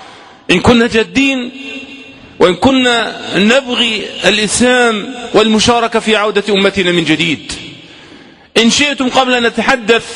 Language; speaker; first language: Arabic; native; Arabic